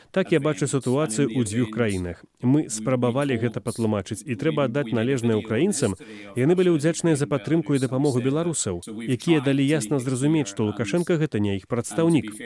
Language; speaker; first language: Belarusian; non-native, fluent; English